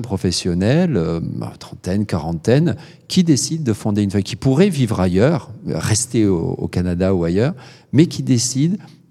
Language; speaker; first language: French; native; French